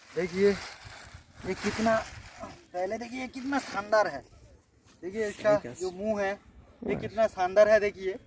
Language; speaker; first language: Hindi; non-native, local second language; Bangla